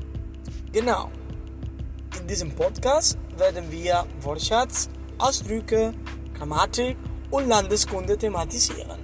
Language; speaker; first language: German; non-native, fluent; Spanish